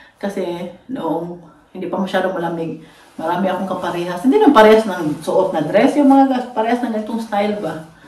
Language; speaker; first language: Filipino; non-native, local second language; Cebuano